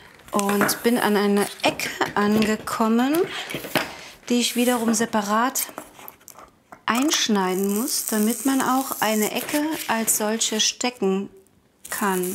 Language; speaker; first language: German; native; German